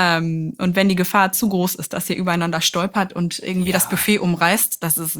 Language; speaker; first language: German; native; German